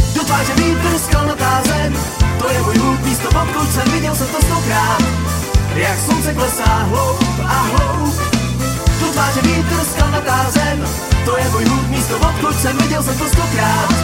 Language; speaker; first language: Czech; native; Czech